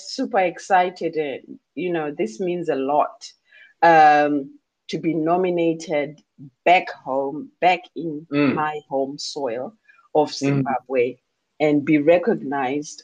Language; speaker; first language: English; non-native, local second language; Shona